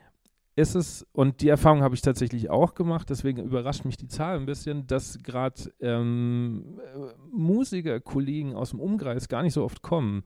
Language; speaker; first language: German; native; German